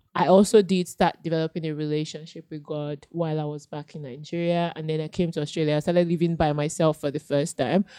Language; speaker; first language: English; non-native, local second language; Yoruba